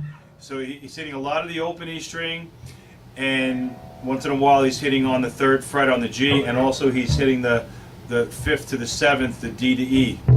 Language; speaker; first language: English; native; English